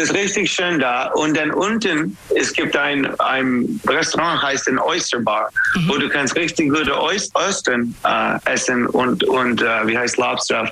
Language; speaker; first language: German; non-native, fluent; English